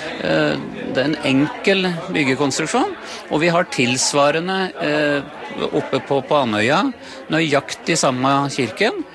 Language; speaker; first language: Norwegian; native; Norwegian